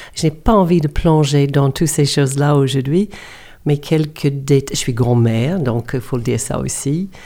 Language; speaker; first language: French; non-native, fluent; English